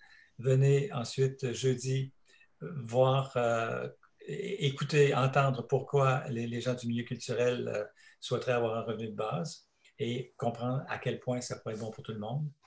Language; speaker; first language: French; native; French